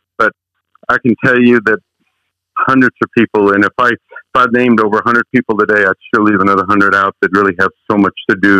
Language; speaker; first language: English; early bilingual, other home language; Spanish